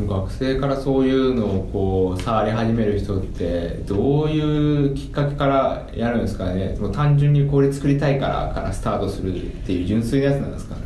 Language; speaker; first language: Japanese; native; Japanese